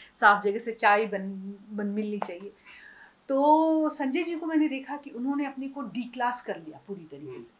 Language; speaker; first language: Hindi; native; Hindi